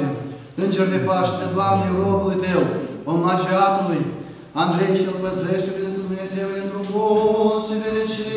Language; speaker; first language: Romanian; native; Romanian